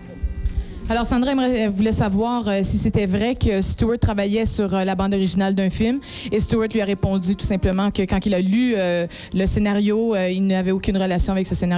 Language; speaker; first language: French; native; French